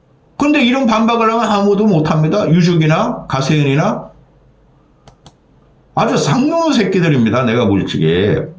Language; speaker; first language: Korean; native; Korean